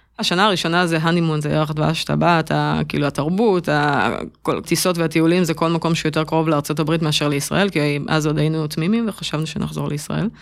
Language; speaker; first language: Hebrew; native; Hebrew